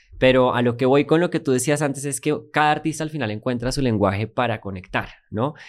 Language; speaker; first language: Spanish; native; Spanish